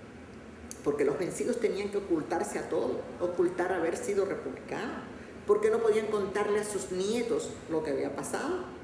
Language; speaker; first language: Spanish; native; Spanish